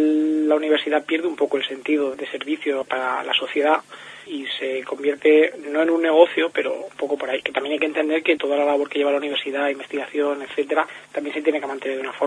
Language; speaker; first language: Spanish; native; Spanish